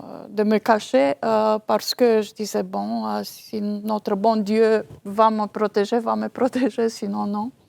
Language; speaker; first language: French; non-native, fluent; Romanian